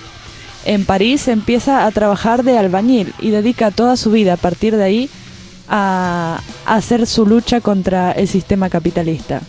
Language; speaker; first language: Spanish; native; Spanish